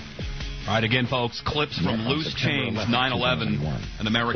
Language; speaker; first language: English; native; English